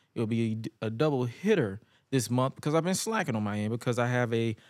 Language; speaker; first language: English; native; English